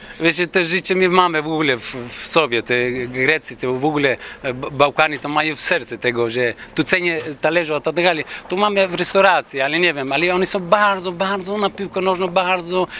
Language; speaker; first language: Polish; non-native, learner; Greek